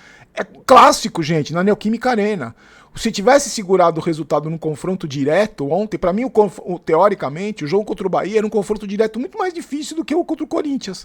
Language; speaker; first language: Portuguese; native; Portuguese